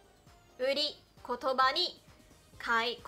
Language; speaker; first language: Japanese; non-native, fluent; Chinese